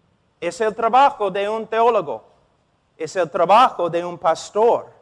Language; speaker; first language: Spanish; non-native, fluent; English